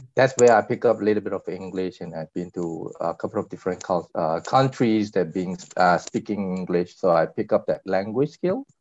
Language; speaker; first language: English; non-native, fluent; Korean